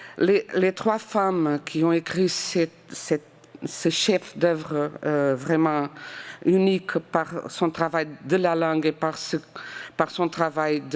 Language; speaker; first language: French; non-native, fluent; Portuguese